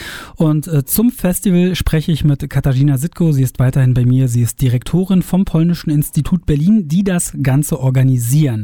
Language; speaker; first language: German; native; German